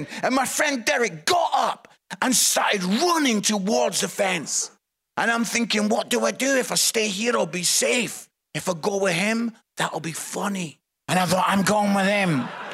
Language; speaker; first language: English; native; English